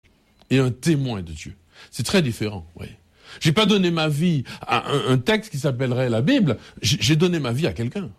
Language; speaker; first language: French; native; French